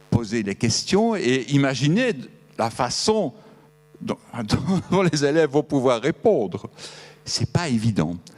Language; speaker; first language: French; native; French